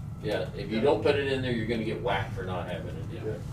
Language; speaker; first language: English; native; English